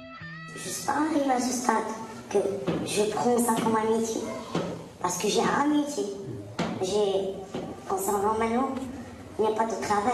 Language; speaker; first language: French; non-native, local second language; Arabic